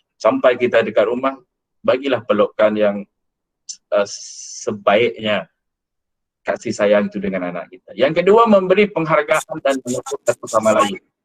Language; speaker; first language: Malay; non-native, local second language; Iban